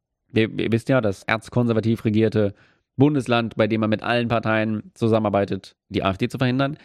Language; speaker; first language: German; native; German